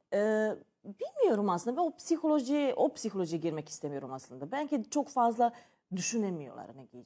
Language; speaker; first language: Turkish; non-native, learner; Serbian